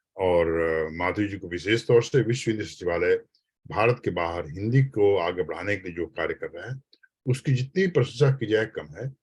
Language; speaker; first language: Hindi; native; Hindi